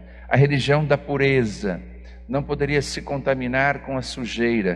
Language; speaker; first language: Portuguese; native; Portuguese